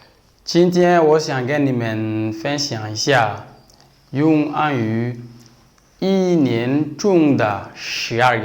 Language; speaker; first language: Chinese; non-native, fluent; Bambara